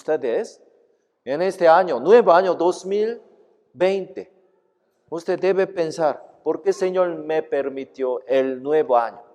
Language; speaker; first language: Spanish; non-native, fluent; Korean